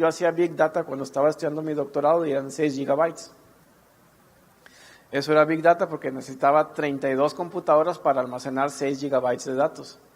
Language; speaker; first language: Spanish; native; Spanish